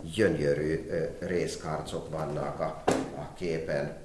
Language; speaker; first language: Hungarian; non-native, fluent; Finnish